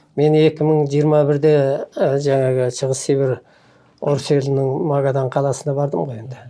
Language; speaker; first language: Kazakh; early bilingual, heritage; Kazakh